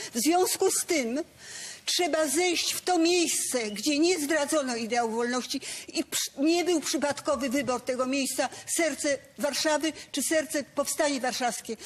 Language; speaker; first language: Polish; native; Polish